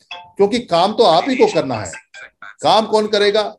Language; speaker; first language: Hindi; native; Hindi